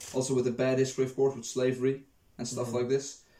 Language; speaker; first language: English; non-native, fluent; Dutch